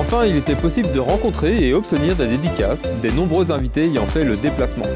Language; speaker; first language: French; native; French